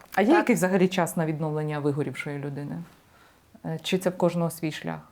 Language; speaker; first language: Ukrainian; native; Ukrainian